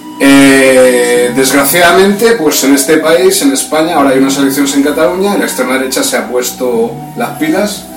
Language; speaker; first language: Spanish; native; Spanish